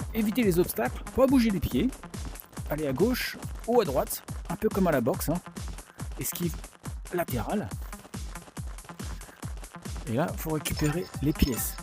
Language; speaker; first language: French; native; French